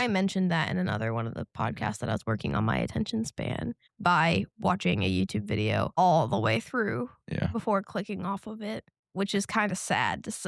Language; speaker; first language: English; native; English